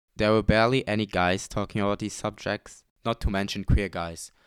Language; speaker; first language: English; non-native, fluent; Luxembourgish